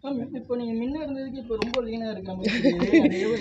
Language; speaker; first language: Tamil; native; Tamil